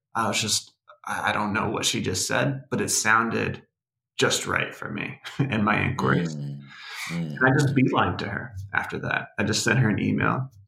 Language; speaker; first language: English; early bilingual, other home language; Portuguese